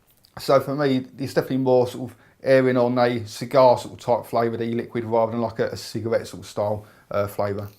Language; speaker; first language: English; native; English